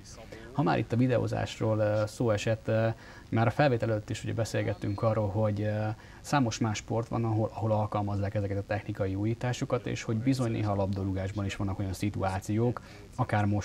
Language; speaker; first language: Hungarian; native; Hungarian